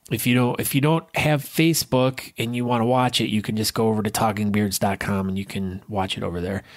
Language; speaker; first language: English; native; English